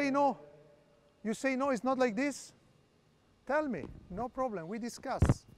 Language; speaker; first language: English; non-native, learner; Italian